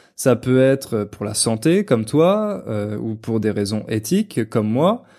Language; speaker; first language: French; native; French